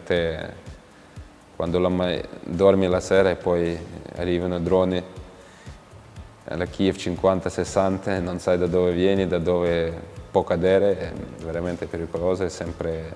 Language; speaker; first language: Italian; non-native, fluent; Ukrainian